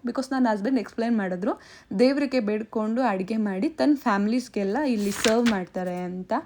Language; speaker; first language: Kannada; non-native, local second language; Tamil